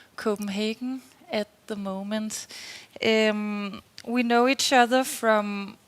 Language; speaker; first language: English; non-native, fluent; Danish